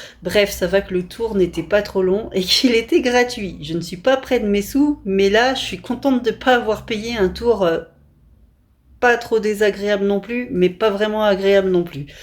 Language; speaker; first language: French; native; French